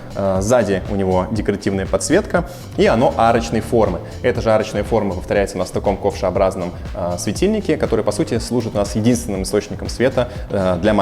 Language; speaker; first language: Russian; native; Russian